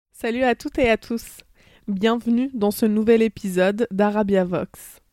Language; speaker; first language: French; native; French